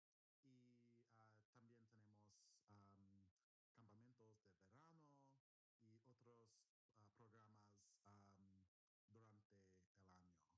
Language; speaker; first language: Spanish; non-native, learner; English